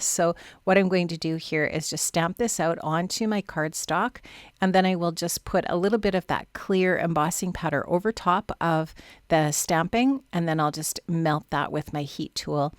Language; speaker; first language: English; native; English